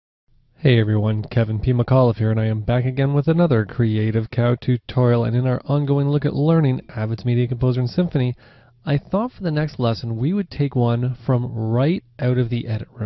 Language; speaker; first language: English; native; English